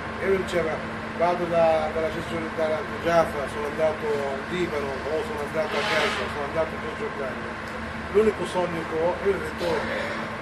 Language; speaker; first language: Italian; non-native, fluent; Arabic